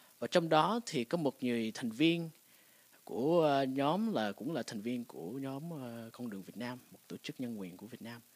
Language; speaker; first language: Vietnamese; early bilingual, heritage; Vietnamese